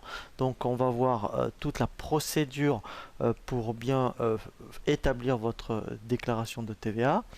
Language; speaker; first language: French; native; French